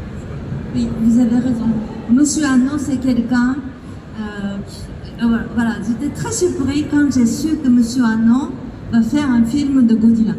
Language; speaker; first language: French; non-native, fluent; Japanese